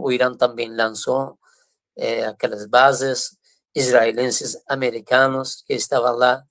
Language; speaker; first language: Portuguese; non-native, fluent; Persian